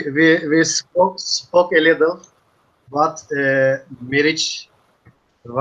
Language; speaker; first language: English; non-native, learner; Turkish